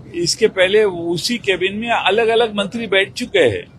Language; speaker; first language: Hindi; non-native, local second language; Marathi